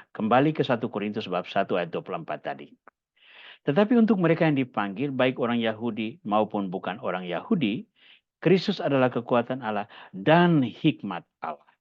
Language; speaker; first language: Indonesian; native; Indonesian